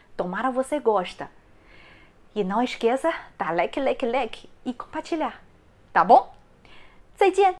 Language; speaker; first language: Portuguese; non-native, learner; Chinese